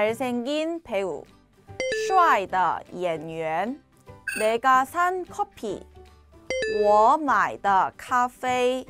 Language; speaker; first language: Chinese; non-native, fluent; Korean